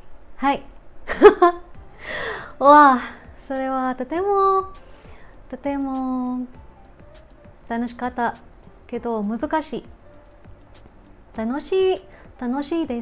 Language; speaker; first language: Japanese; non-native, learner; Filipino